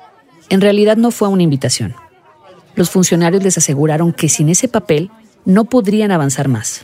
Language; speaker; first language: Spanish; native; Spanish